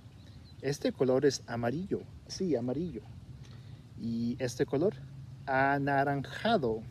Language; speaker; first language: Spanish; early bilingual, heritage; Spanish